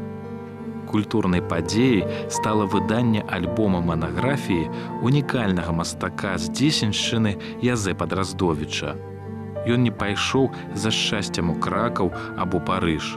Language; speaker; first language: Belarusian; native; Belarusian